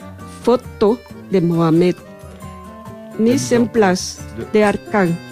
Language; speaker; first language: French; non-native, learner; Spanish